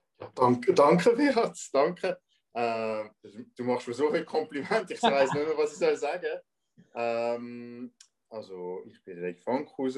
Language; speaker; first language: German; non-native, local second language; French